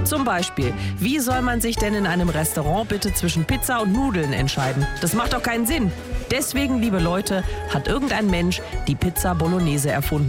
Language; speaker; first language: German; native; German